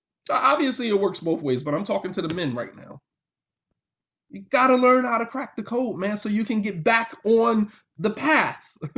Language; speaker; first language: English; native; English